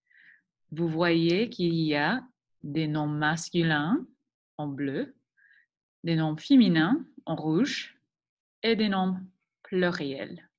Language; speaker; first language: French; non-native, fluent; English